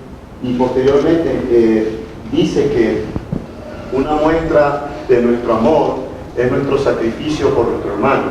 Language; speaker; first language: Spanish; native; Spanish